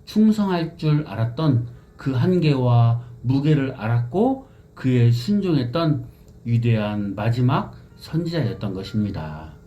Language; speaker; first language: Korean; native; Korean